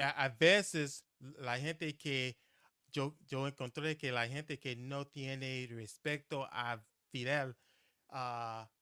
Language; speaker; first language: Spanish; non-native, learner; English